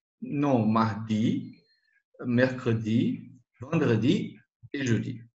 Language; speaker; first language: French; non-native, learner; Portuguese